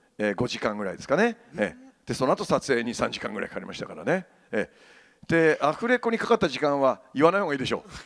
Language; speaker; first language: Japanese; native; Japanese